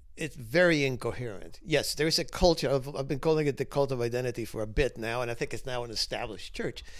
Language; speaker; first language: English; early bilingual, other home language; Spanish